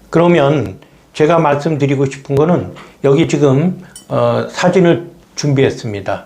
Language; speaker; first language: Korean; native; Korean